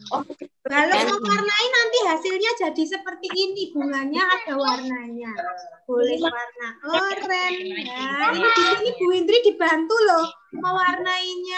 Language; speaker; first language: Indonesian; native; Indonesian